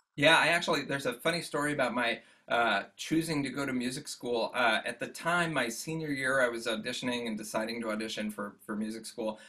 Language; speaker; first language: English; native; English